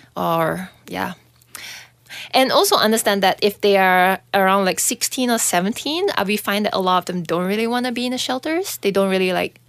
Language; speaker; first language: English; non-native, local second language; Chinese